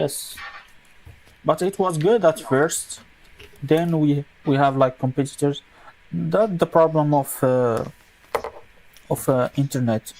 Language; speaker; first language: English; non-native, local second language; Arabic